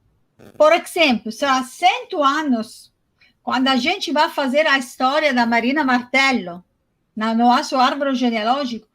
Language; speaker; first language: Portuguese; non-native, fluent; Italian